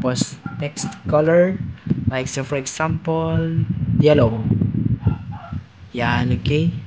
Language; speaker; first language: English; non-native, local second language; Filipino